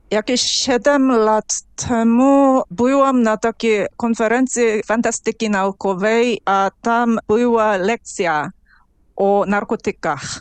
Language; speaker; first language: Polish; non-native, fluent; Korean